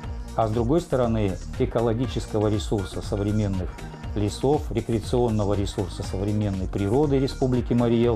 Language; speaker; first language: Russian; native; Russian